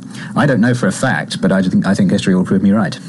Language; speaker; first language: English; native; English